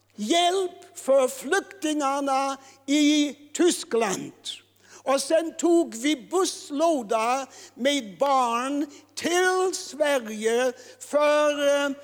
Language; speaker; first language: Swedish; non-native, fluent; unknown